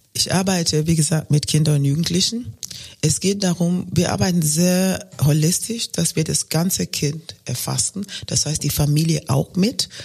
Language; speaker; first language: German; non-native, fluent; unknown